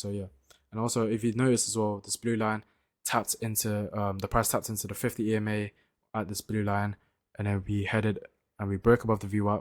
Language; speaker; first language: English; native; English